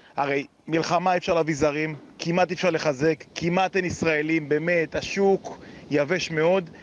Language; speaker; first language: Hebrew; native; Hebrew